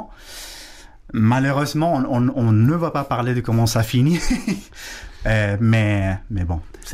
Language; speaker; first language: French; non-native, fluent; Spanish